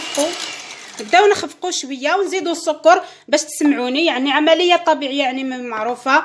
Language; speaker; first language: Arabic; native; Arabic